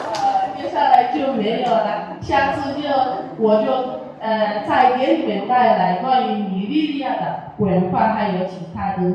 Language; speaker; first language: Chinese; non-native, fluent; Igbo